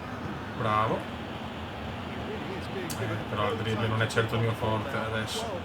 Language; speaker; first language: Italian; native; Italian